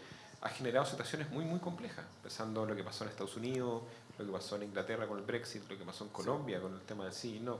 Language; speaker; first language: Spanish; native; Spanish